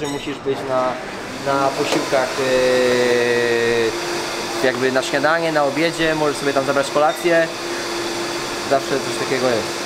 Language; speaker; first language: Polish; native; Polish